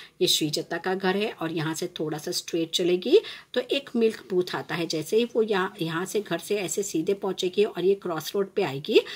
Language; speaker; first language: Hindi; non-native, local second language; Gujarati